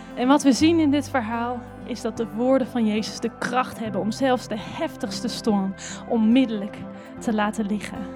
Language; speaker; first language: Dutch; native; Dutch